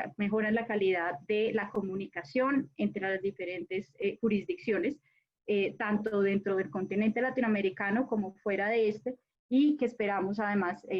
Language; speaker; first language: Spanish; native; Spanish